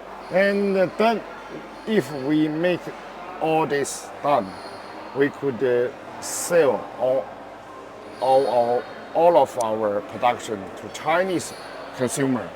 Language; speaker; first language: English; non-native, learner; Chinese